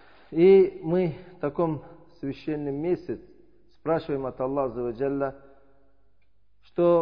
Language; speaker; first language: Russian; non-native, learner; Uzbek